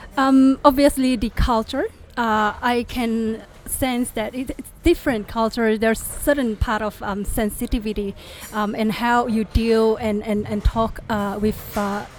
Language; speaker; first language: English; non-native, fluent; Indonesian